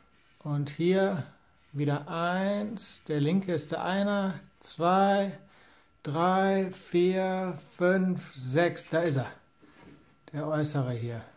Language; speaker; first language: German; native; German